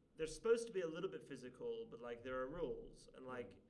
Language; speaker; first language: English; native; English